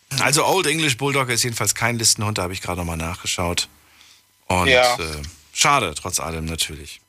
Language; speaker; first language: German; native; German